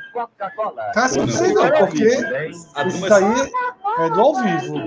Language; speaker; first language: Portuguese; native; Portuguese